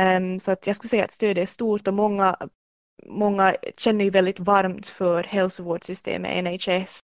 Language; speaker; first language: Swedish; native; Swedish